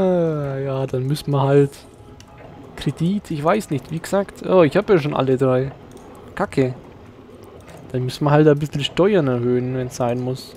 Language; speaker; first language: German; native; German